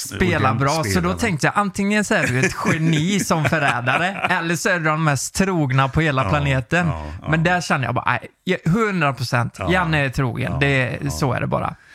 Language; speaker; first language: Swedish; native; Swedish